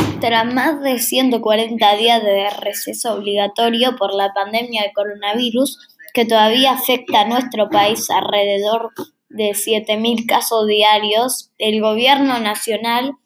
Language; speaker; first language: Spanish; native; Spanish